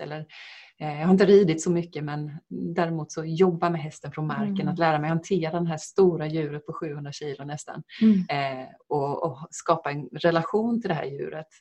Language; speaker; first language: Swedish; native; Swedish